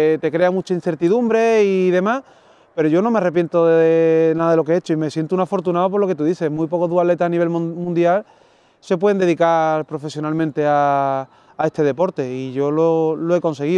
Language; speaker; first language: Spanish; native; Spanish